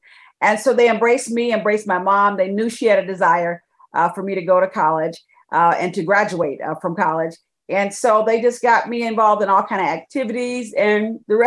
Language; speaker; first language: English; native; English